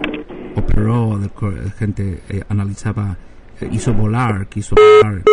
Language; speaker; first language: Spanish; non-native, learner; French